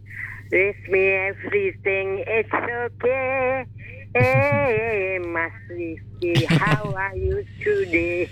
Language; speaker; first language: English; non-native, learner; Indonesian